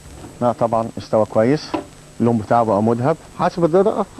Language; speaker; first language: Arabic; native; Arabic